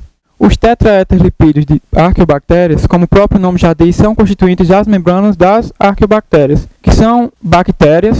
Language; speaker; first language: Portuguese; native; Portuguese